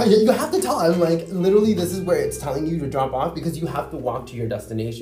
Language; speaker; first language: English; early bilingual, other home language; Spanish